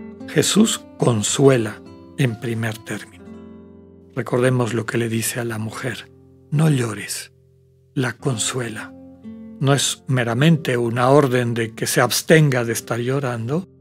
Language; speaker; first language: Spanish; native; Spanish